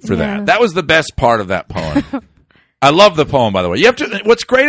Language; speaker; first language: English; native; English